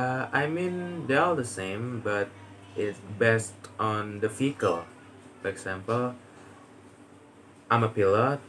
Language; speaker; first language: English; non-native, learner; Indonesian